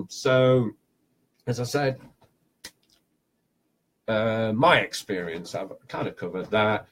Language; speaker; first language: English; native; English